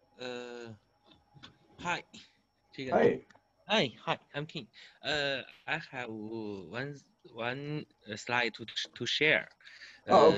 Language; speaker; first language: English; non-native, learner; Chinese